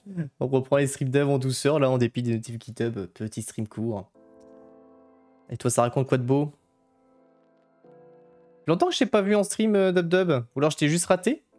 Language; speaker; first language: French; native; French